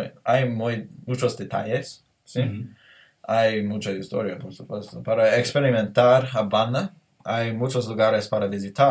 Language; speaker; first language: Spanish; non-native, learner; English